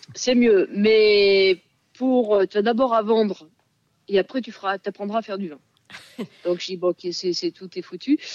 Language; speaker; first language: French; native; French